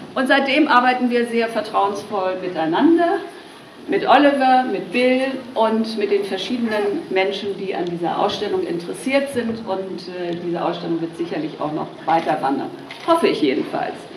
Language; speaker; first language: German; native; German